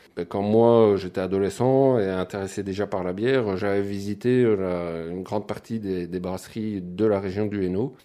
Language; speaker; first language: French; native; French